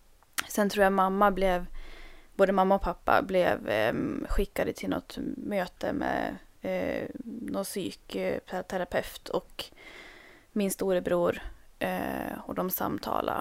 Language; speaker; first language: Swedish; native; Swedish